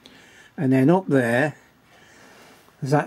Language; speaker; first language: English; native; English